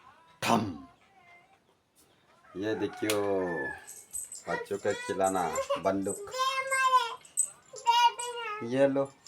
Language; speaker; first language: Hindi; non-native, local second language; Kok Borok